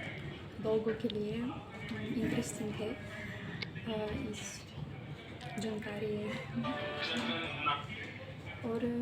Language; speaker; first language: Hindi; non-native, learner; Russian